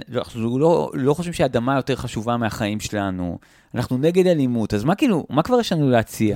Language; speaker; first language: Hebrew; native; Hebrew